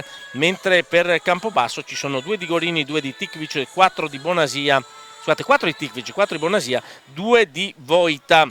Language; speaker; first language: Italian; native; Italian